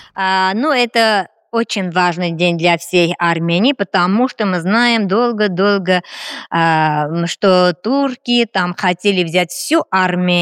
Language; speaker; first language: Russian; non-native, fluent; Armenian